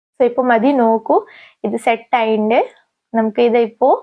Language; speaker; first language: Malayalam; non-native, local second language; Hindi